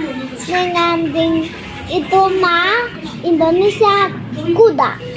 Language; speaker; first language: Indonesian; early bilingual, heritage; Chinese